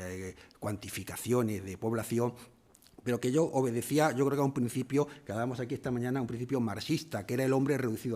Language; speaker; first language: Spanish; native; Spanish